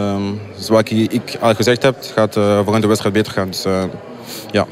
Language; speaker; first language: Dutch; non-native, local second language; French